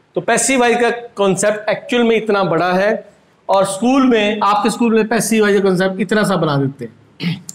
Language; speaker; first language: Hindi; native; Hindi